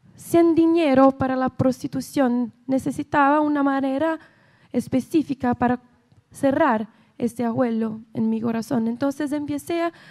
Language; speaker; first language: Spanish; non-native, learner; Portuguese